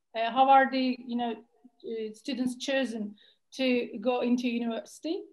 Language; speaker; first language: English; non-native, fluent; Turkish